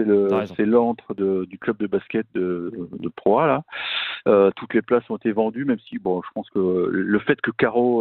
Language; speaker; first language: French; native; French